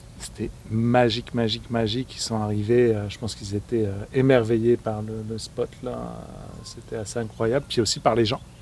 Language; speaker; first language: French; native; French